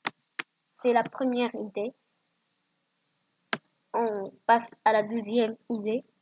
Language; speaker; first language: French; non-native, learner; Arabic